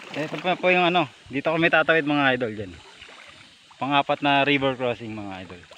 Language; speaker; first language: Filipino; native; Filipino